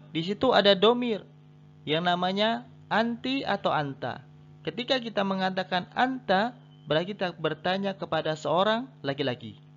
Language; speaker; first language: Indonesian; native; Indonesian